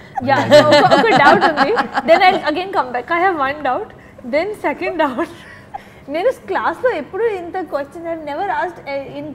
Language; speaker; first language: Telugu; non-native, learner; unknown